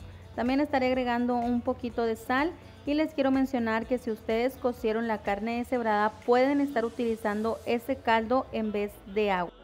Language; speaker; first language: Spanish; native; Spanish